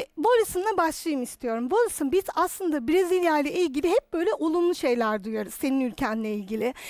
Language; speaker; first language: Turkish; native; Turkish